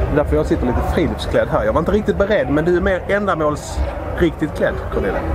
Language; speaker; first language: Swedish; native; Swedish